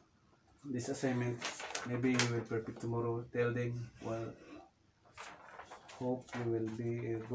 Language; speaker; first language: English; non-native, local second language; Cebuano